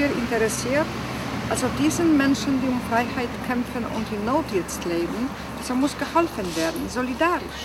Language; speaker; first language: German; non-native, fluent; Polish